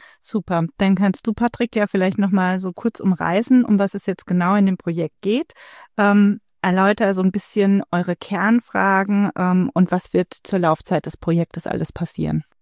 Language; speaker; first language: German; native; German